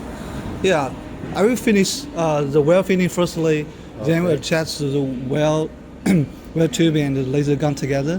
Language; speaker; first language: English; non-native, learner; Chinese